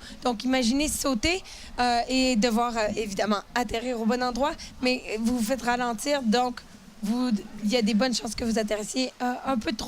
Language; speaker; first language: French; native; French